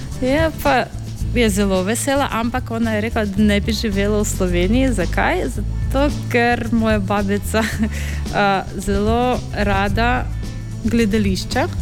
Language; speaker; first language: Slovenian; non-native, fluent; Russian